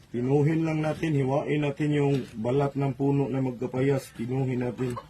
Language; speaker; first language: Filipino; non-native, local second language; Cebuano